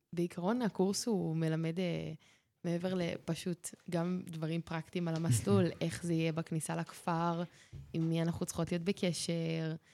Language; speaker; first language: Hebrew; native; Hebrew